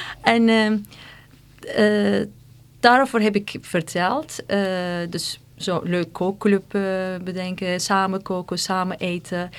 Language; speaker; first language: Dutch; non-native, fluent; Turkish